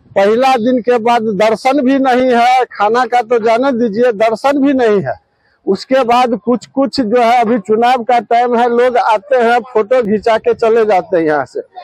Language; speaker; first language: Hindi; native; Hindi